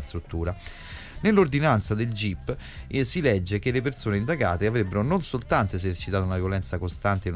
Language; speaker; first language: Italian; native; Italian